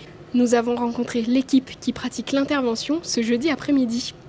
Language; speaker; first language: French; native; French